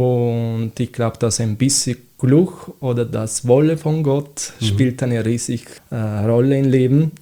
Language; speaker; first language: German; non-native, fluent; Italian